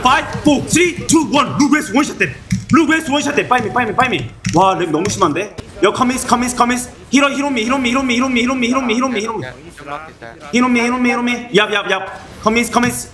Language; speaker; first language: English; non-native, learner; Korean